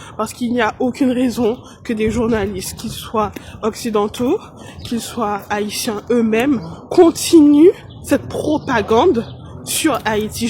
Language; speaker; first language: French; non-native, local second language; Haitian Creole